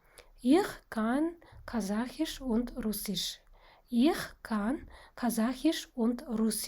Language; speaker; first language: German; non-native, fluent; Kazakh